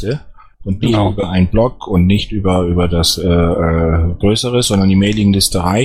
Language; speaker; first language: German; native; German